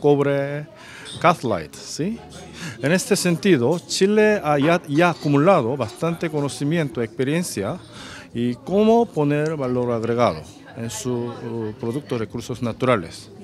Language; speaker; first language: Spanish; non-native, fluent; Korean